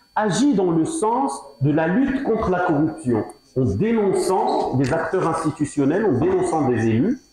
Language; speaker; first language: French; non-native, local second language; Arabic